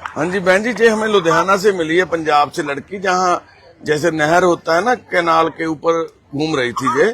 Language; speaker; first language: Hindi; non-native, local second language; Punjabi